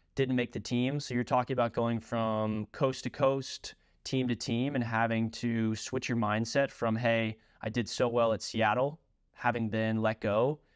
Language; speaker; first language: English; native; English